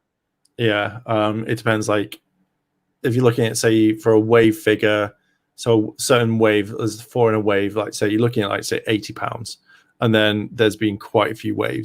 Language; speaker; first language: English; native; English